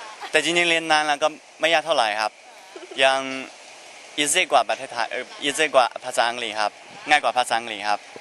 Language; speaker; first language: Thai; non-native, fluent; Chinese